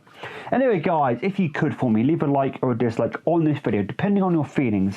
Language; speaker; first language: English; native; English